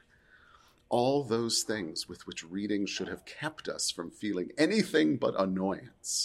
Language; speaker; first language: English; native; English